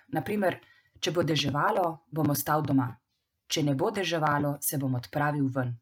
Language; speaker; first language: Slovenian; native; Slovenian